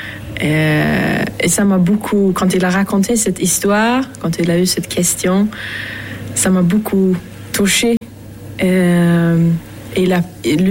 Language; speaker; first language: French; non-native, fluent; Swedish